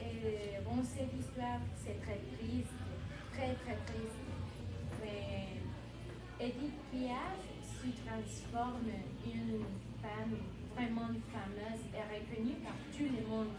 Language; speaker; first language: French; non-native, learner; Spanish